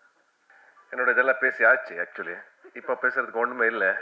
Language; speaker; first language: Tamil; non-native, learner; Kannada